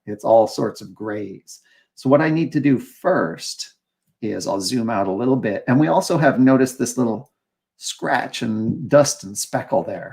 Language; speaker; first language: English; native; English